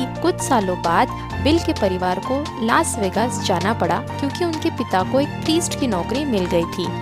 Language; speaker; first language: Hindi; native; Hindi